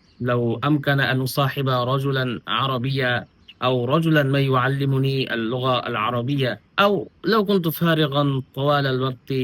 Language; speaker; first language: Arabic; non-native, fluent; Bangla